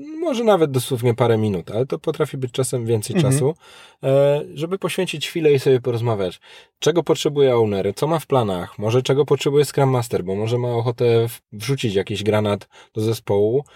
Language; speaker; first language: Polish; native; Polish